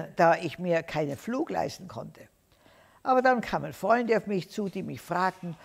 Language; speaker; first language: German; native; German